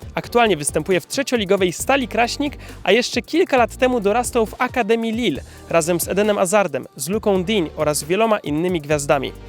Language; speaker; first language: Polish; native; Polish